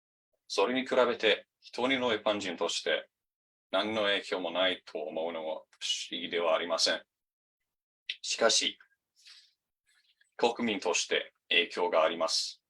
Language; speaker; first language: Japanese; non-native, fluent; English